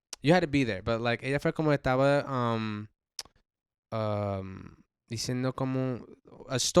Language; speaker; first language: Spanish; early bilingual, heritage; English